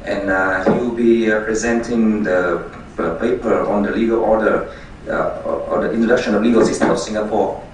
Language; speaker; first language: English; non-native, fluent; Vietnamese